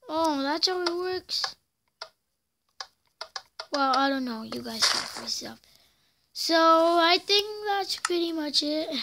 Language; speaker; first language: English; native; English